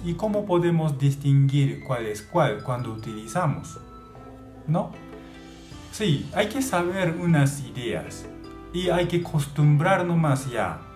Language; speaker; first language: Spanish; non-native, learner; Japanese